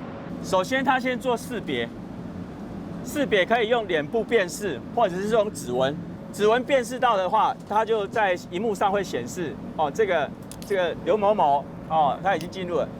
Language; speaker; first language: Chinese; native; Chinese